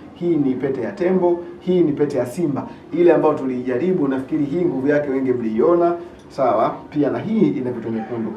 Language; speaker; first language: Swahili; native; Swahili